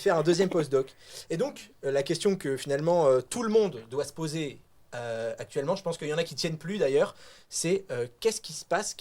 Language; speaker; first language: French; native; French